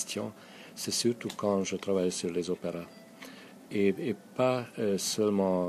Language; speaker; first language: French; non-native, fluent; Hungarian